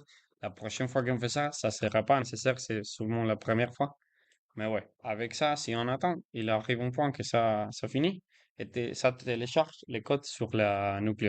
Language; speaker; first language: French; non-native, learner; Spanish